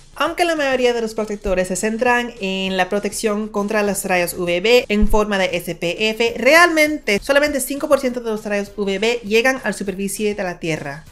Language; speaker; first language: Spanish; native; Spanish